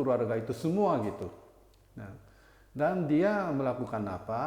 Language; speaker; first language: Indonesian; non-native, fluent; Japanese